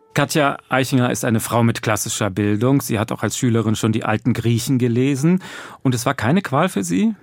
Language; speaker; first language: German; native; German